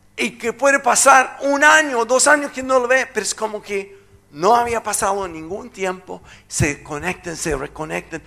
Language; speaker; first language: Spanish; non-native, fluent; English